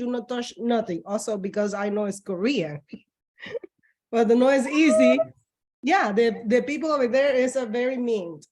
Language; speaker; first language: English; non-native, learner; Spanish